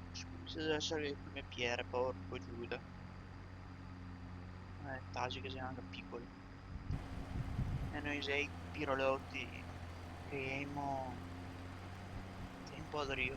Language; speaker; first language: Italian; native; Italian